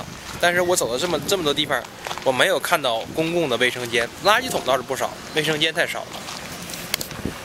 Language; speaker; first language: Chinese; native; Chinese